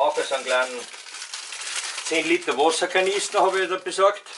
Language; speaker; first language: German; native; German